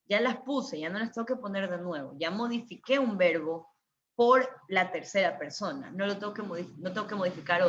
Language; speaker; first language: Spanish; native; Spanish